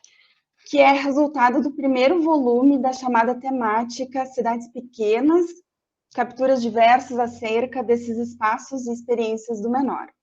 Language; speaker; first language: Portuguese; native; Portuguese